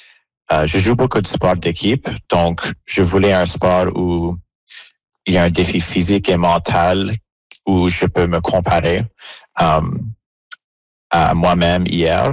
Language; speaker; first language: French; native; French